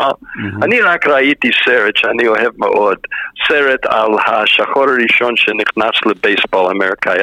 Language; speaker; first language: Hebrew; non-native, fluent; English